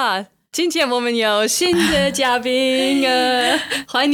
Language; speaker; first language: Chinese; non-native, fluent; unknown